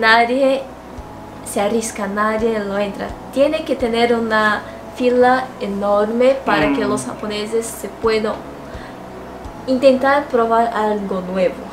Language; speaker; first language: Spanish; non-native, fluent; Portuguese